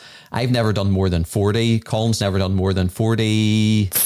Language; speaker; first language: English; native; English